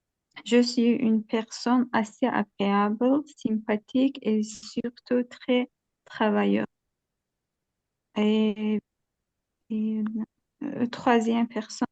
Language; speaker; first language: French; non-native, learner; Azerbaijani